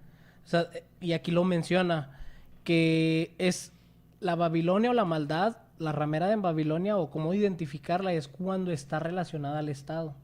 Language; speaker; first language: Spanish; native; Spanish